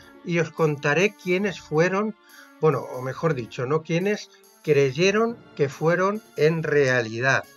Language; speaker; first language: Spanish; native; Spanish